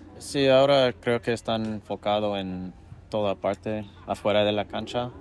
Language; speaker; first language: Spanish; non-native, fluent; English